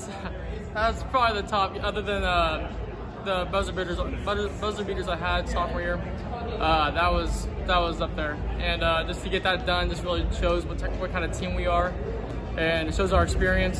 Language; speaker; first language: English; native; English